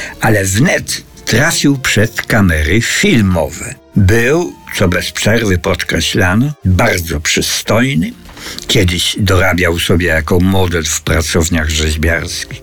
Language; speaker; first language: Polish; native; Polish